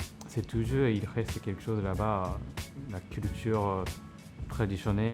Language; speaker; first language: French; non-native, fluent; Japanese